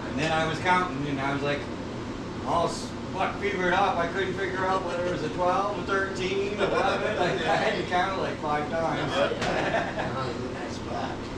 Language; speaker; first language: English; native; English